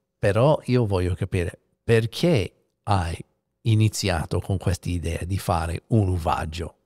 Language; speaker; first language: Italian; non-native, fluent; English